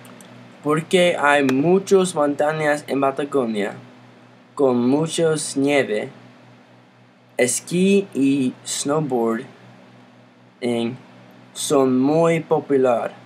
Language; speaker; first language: Spanish; non-native, learner; English